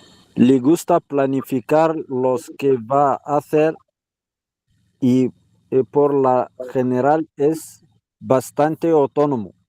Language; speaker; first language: Spanish; non-native, learner; Arabic